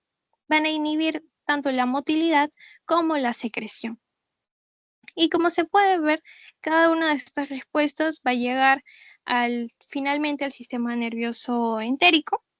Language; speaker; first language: Spanish; native; Spanish